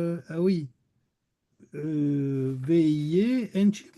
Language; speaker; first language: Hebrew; non-native, learner; French